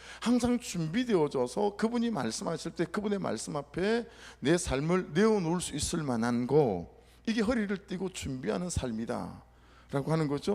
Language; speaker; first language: Korean; native; Korean